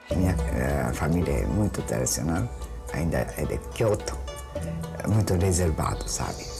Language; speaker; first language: Portuguese; non-native, fluent; Japanese